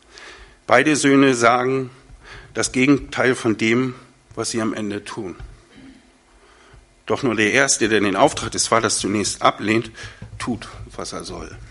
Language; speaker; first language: German; native; German